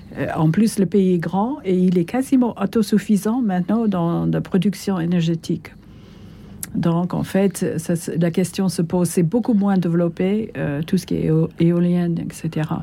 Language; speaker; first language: French; non-native, fluent; English